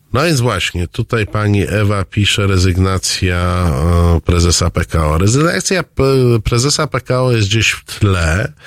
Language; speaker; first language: Polish; native; Polish